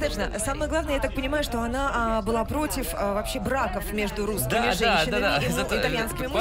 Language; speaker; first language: Russian; native; Russian